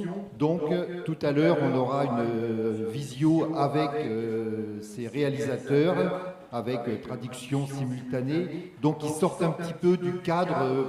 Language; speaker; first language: French; native; French